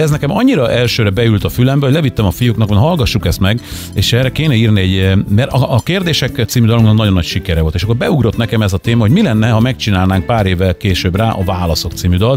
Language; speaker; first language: Hungarian; native; Hungarian